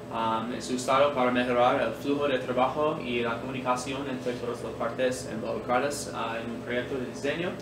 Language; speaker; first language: Spanish; non-native, learner; English